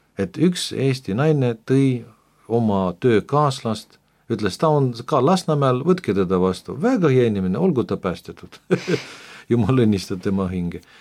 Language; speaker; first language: Estonian; non-native, local second language; Russian